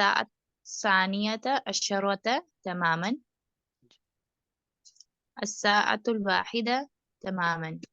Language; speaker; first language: Arabic; non-native, learner; Urdu